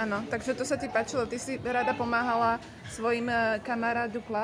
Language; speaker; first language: Slovak; native; Slovak